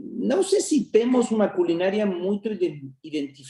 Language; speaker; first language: Portuguese; non-native, fluent; Spanish